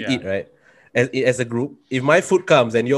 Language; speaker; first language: English; non-native, local second language; Malay